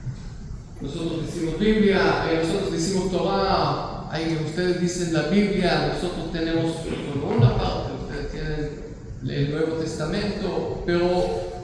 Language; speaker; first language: Spanish; non-native, fluent; Hebrew